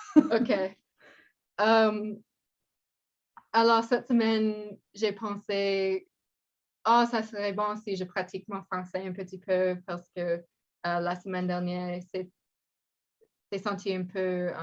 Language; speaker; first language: French; non-native, learner; English